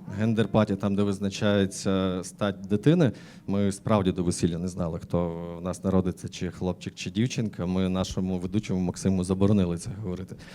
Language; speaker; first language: Ukrainian; native; Ukrainian